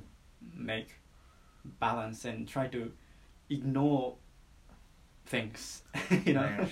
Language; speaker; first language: English; non-native, fluent; Japanese